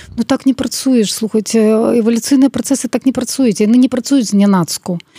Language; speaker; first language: Belarusian; non-native, local second language; Russian